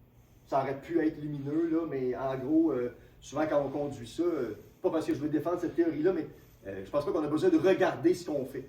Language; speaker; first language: French; native; French